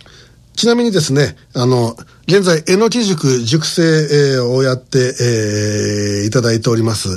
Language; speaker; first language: Japanese; native; Japanese